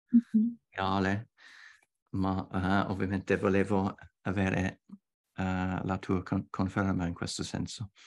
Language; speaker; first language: Italian; non-native, fluent; English